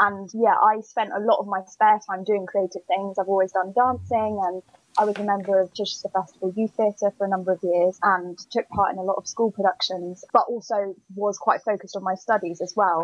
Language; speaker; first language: English; native; English